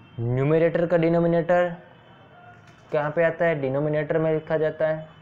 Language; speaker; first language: Hindi; non-native, local second language; Gujarati